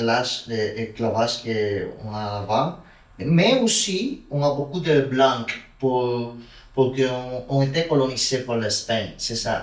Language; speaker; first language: French; non-native, learner; Spanish